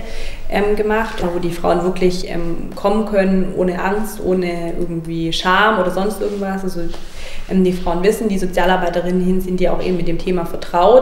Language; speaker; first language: German; native; German